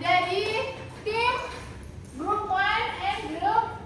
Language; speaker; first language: English; non-native, learner; Indonesian